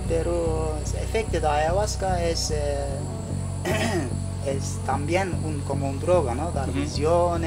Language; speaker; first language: Spanish; non-native, learner; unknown